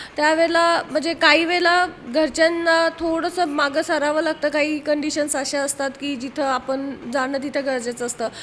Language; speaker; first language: Marathi; native; Marathi